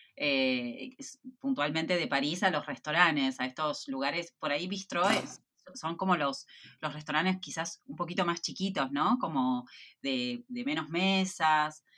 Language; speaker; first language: Spanish; native; Spanish